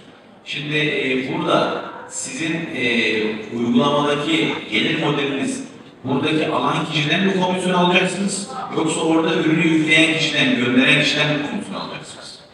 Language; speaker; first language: Turkish; native; Turkish